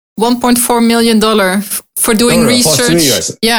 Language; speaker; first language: English; non-native, learner; Dutch